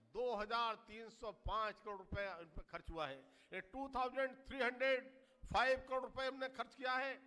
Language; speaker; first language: Hindi; native; Hindi